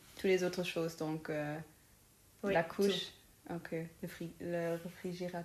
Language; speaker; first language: French; non-native, local second language; Luxembourgish